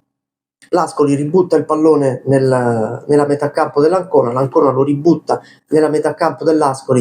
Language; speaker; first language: Italian; native; Italian